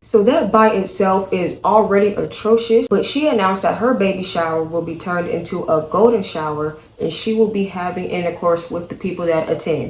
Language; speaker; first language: English; native; English